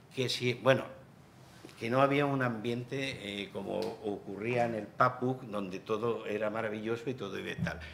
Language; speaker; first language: Spanish; native; Spanish